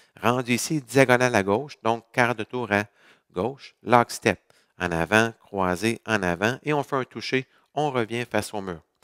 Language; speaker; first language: French; native; French